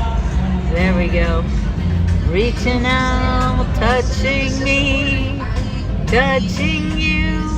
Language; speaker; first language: English; native; English